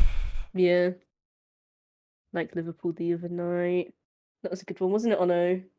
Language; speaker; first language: English; native; English